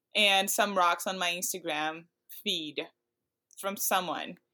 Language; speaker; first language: English; non-native, fluent; Portuguese